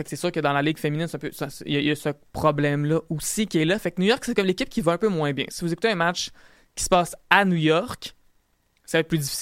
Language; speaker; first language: French; native; French